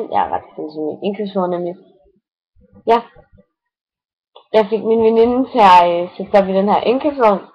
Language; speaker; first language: Danish; native; Danish